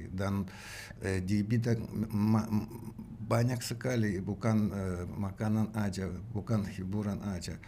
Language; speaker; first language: Indonesian; non-native, learner; Russian